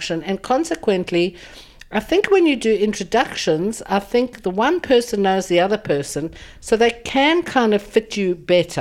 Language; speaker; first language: English; native; English